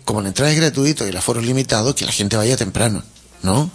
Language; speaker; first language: Spanish; native; Spanish